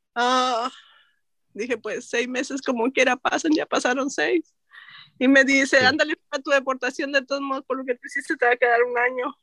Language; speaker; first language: Spanish; native; Spanish